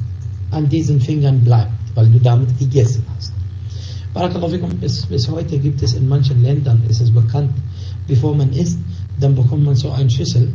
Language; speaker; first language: German; non-native, fluent; Arabic